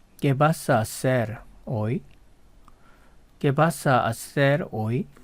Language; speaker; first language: Spanish; non-native, fluent; Korean